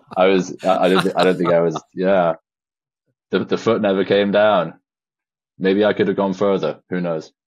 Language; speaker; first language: English; native; English